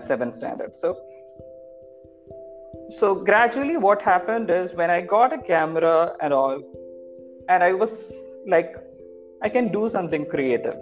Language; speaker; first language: English; non-native, local second language; Malayalam